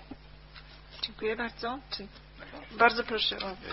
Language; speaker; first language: Polish; native; Polish